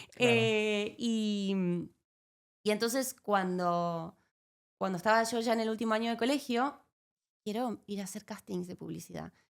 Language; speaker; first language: Spanish; native; Spanish